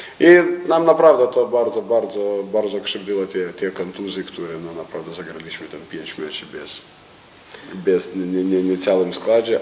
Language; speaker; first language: Polish; non-native, learner; Lithuanian